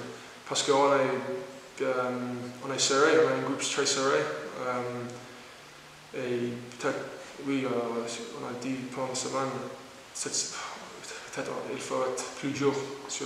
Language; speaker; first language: French; non-native, learner; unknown